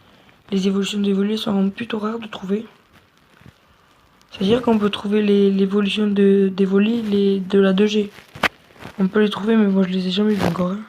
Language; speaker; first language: French; native; French